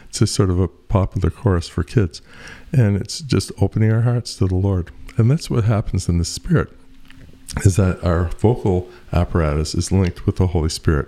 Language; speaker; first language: English; native; English